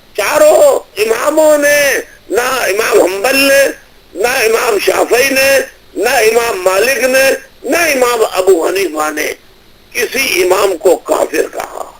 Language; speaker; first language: Urdu; native; Urdu